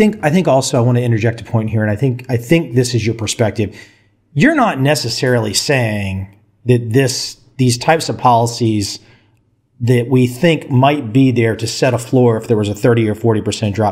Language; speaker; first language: English; native; English